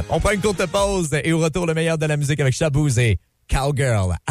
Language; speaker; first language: French; native; French